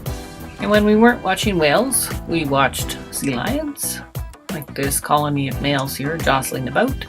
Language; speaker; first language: English; native; English